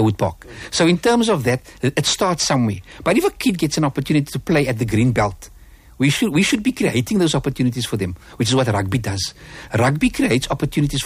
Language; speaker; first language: English; native; English